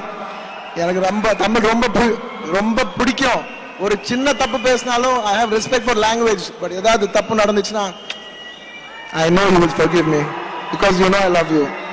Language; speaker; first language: Tamil; non-native, local second language; Telugu